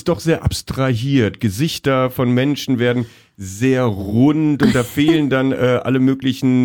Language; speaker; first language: German; native; German